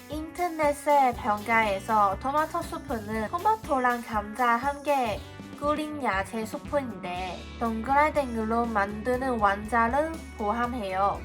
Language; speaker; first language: Korean; non-native, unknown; Cantonese